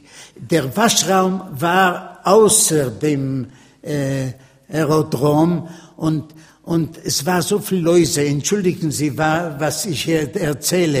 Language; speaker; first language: German; non-native, learner; Yiddish